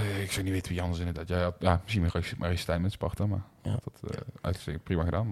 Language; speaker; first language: Dutch; native; Dutch